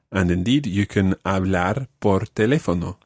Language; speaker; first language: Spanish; non-native, fluent; English